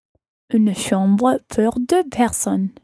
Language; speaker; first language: French; non-native, learner; English